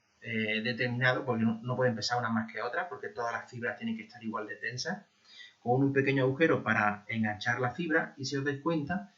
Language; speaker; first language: Spanish; native; Spanish